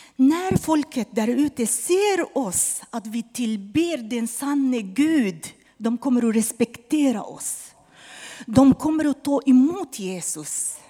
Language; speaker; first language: Swedish; non-native, fluent; Arabic